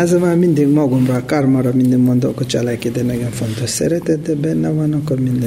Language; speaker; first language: Hungarian; non-native, learner; Tibetan